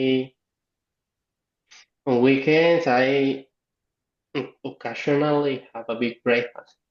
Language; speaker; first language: English; non-native, learner; Spanish